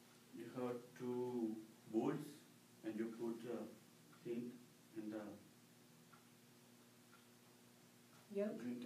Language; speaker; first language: English; non-native, learner; Spanish